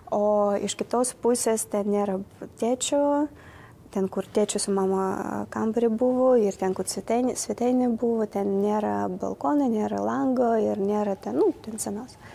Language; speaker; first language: Lithuanian; non-native, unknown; Ukrainian